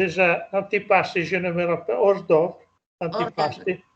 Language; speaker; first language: French; non-native, learner; Italian